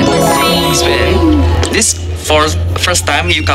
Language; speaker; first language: English; non-native, learner; Indonesian